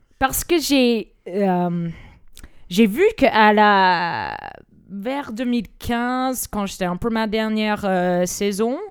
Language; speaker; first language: French; early bilingual, other home language; English